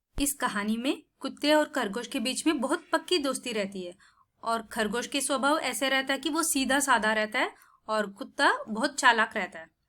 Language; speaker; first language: Hindi; non-native, local second language; Tamil